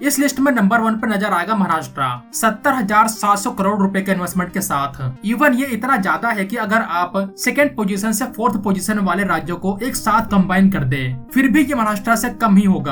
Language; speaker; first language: Hindi; native; Hindi